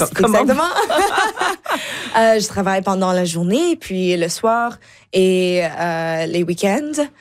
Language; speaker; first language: French; non-native, local second language; English